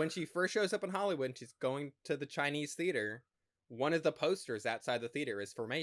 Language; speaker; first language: English; native; English